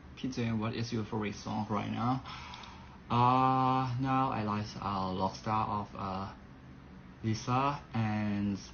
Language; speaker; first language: English; non-native, learner; Thai